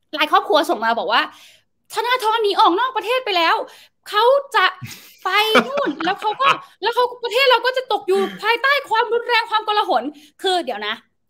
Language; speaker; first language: Thai; native; Thai